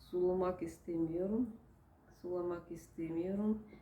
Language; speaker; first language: Turkish; non-native, learner; Russian